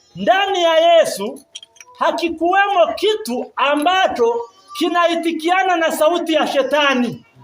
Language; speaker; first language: Swahili; non-native, local second language; Kinyarwanda